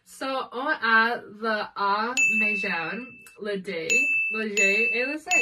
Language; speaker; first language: French; non-native, learner; English